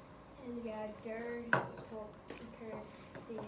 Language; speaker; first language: French; non-native, learner; English